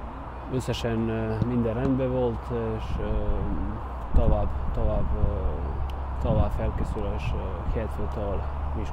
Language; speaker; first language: Hungarian; non-native, learner; Serbian